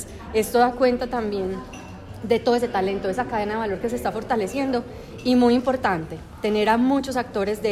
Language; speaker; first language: Spanish; native; Spanish